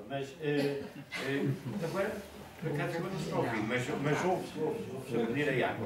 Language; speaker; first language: Portuguese; native; Portuguese